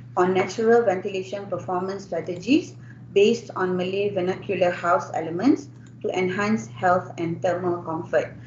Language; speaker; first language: English; non-native, local second language; Malay